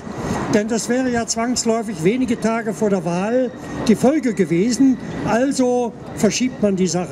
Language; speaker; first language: German; native; German